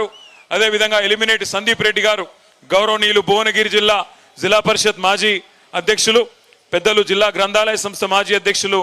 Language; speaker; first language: Telugu; native; Telugu